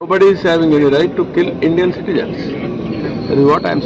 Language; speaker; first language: English; non-native, local second language; Telugu